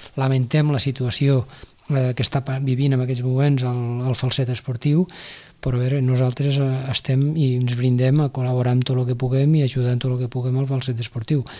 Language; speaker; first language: Catalan; native; Catalan